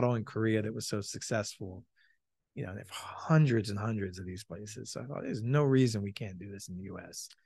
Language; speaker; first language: English; native; English